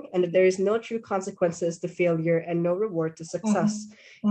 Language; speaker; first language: English; non-native, fluent; Indonesian